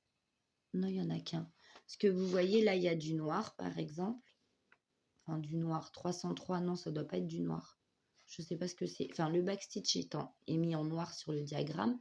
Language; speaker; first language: French; native; French